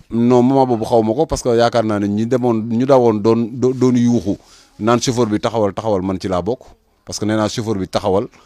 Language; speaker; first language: Wolof; native; Wolof